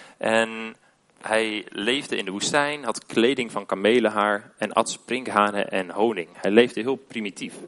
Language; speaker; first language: Dutch; native; Dutch